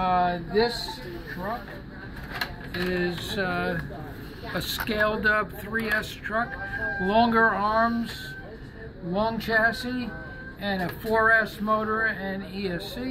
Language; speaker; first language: English; native; English